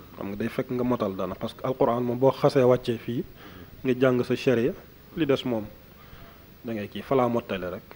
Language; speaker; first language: Wolof; non-native, local second language; Fula